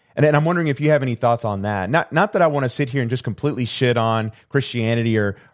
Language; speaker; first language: English; native; English